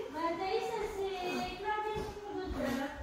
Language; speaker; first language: French; native; French